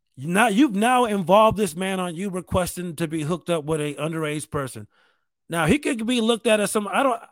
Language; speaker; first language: English; native; English